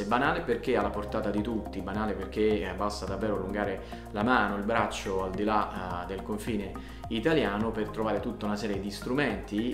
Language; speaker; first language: Italian; native; Italian